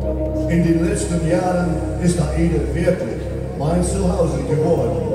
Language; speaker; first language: German; non-native, learner; English